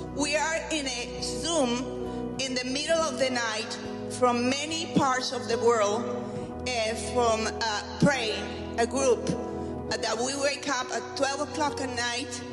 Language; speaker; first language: English; non-native, fluent; Spanish